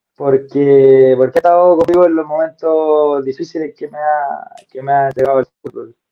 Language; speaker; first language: Spanish; native; Spanish